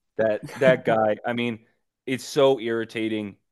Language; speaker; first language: English; native; English